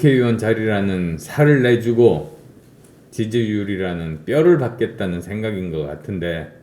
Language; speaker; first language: Korean; native; Korean